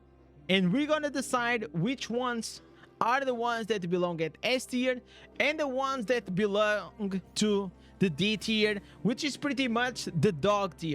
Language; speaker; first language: English; non-native, fluent; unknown